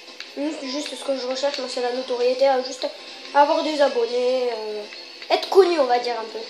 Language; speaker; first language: French; native; French